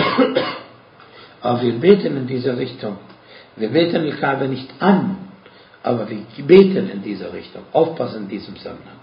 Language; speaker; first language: German; non-native, fluent; Arabic